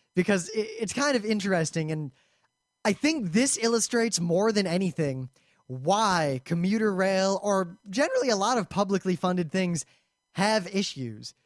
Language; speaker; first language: English; native; English